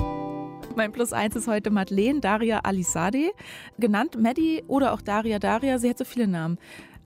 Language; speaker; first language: German; native; German